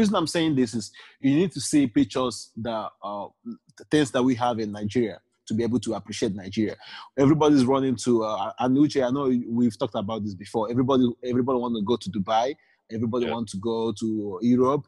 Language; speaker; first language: English; non-native, local second language; Igbo